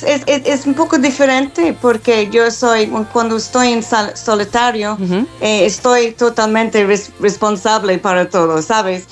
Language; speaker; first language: Spanish; non-native, fluent; English